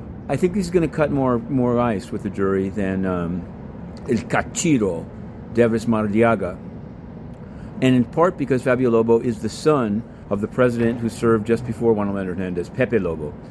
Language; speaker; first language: English; native; English